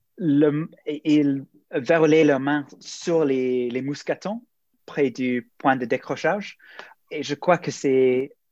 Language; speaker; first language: French; non-native, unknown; English